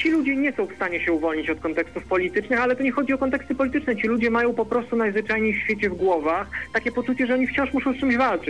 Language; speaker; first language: Polish; native; Polish